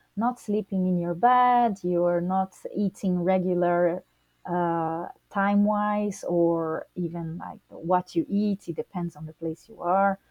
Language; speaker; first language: English; non-native, fluent; Portuguese